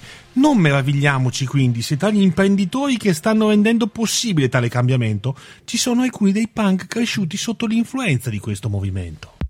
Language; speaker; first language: Italian; native; Italian